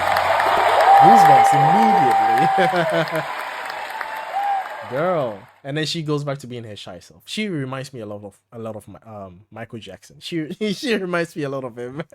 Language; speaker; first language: English; native; English